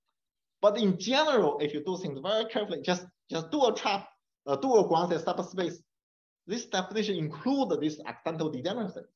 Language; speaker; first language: English; non-native, fluent; Chinese